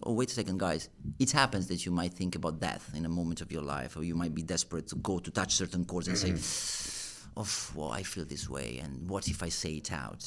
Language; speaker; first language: English; non-native, fluent; Italian